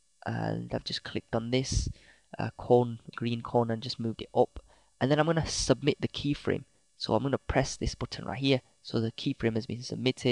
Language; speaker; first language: English; native; English